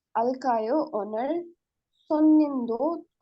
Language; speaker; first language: Korean; non-native, learner; Hindi